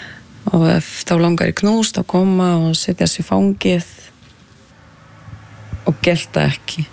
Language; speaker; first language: Icelandic; non-native, learner; Polish